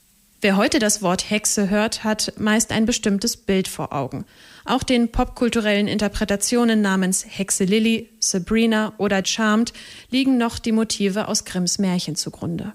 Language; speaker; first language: German; native; German